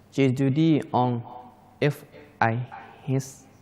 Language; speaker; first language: French; non-native, learner; Thai